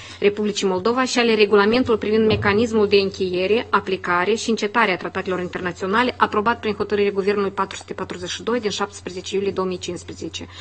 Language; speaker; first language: Romanian; native; Romanian